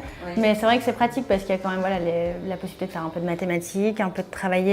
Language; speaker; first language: French; native; French